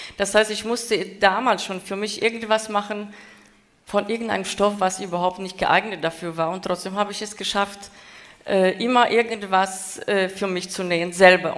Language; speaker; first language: German; non-native, fluent; Polish